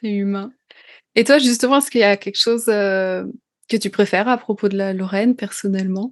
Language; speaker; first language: French; native; French